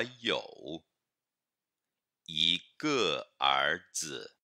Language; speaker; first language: Chinese; non-native, fluent; Portuguese